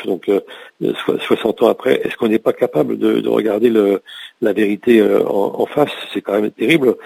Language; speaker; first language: French; native; French